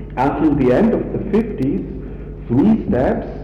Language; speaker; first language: English; non-native, fluent; German